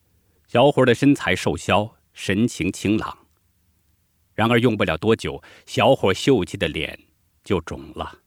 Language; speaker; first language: Chinese; native; Chinese